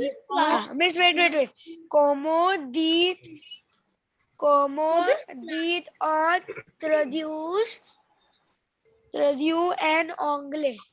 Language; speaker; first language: French; non-native, learner; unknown